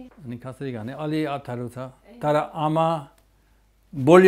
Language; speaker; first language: Nepali; non-native, learner; English